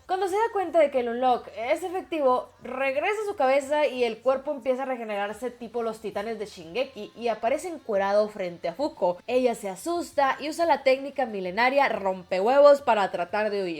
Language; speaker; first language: Spanish; native; Spanish